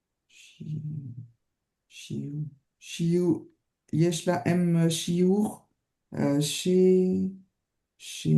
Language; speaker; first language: Hebrew; non-native, learner; French